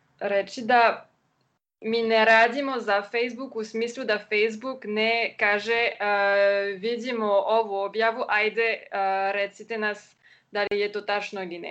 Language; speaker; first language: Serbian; non-native, learner; French